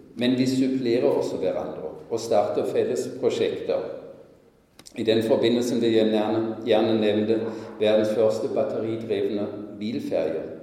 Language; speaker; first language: Norwegian; non-native, fluent; German